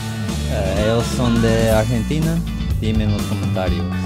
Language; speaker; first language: Spanish; non-native, learner; English